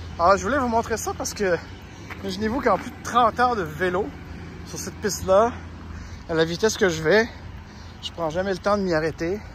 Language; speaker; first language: French; native; French